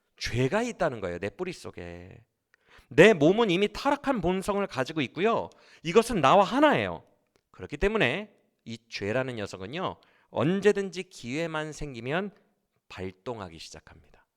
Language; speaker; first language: Korean; native; Korean